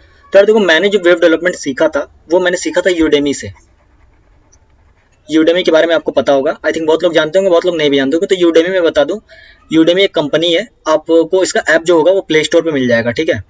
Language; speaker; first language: Hindi; native; Hindi